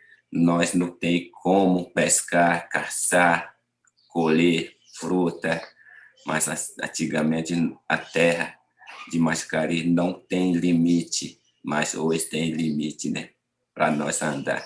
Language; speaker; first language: Portuguese; non-native, local second language; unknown